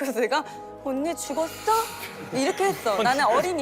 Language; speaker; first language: Korean; native; Korean